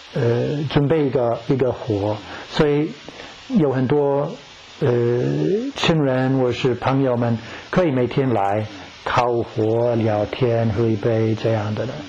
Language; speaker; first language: Chinese; non-native, learner; English